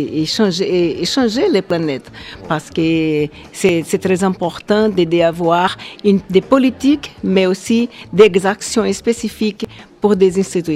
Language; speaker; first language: French; non-native, fluent; Portuguese